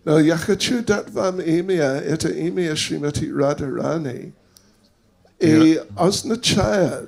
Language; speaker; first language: Russian; non-native, learner; English